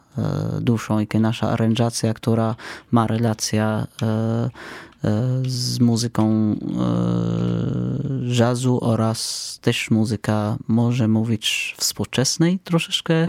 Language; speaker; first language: Polish; non-native, fluent; Arabic